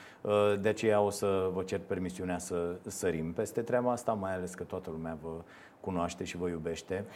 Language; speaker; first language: Romanian; native; Romanian